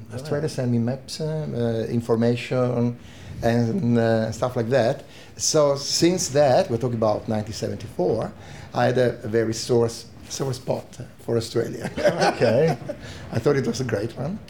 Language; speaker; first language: English; non-native, fluent; Italian